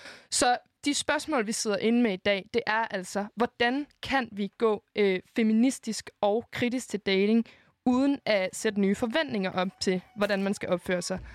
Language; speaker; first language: Danish; native; Danish